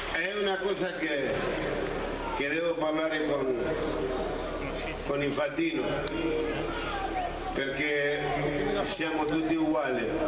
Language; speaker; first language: Italian; non-native, fluent; Spanish